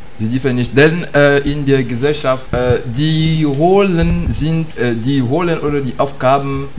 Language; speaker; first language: German; non-native, learner; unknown